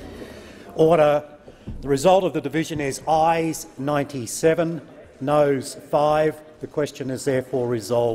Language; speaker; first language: English; native; English